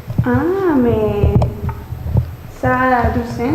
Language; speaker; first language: French; non-native, learner; Spanish